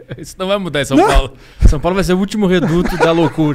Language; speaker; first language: Portuguese; native; Portuguese